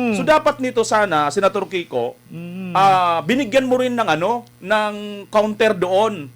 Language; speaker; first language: Filipino; non-native, local second language; Waray